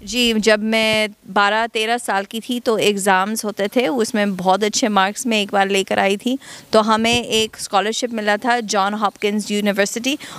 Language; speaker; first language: Hindi; non-native, fluent; English